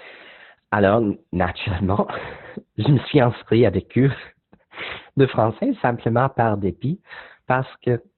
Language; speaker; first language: French; non-native, learner; English